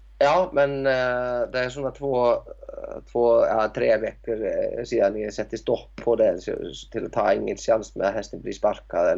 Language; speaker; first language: Swedish; non-native, learner; Icelandic